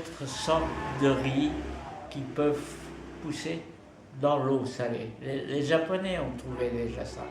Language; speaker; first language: French; non-native, fluent; Vietnamese